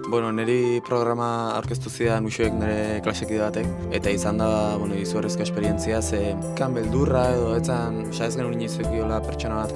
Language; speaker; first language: Basque; native; Basque